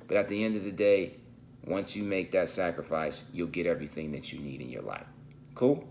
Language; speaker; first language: English; native; English